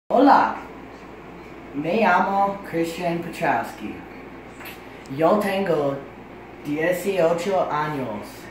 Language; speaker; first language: Spanish; non-native, learner; English